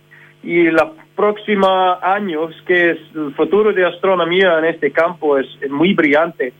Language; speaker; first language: Spanish; non-native, fluent; English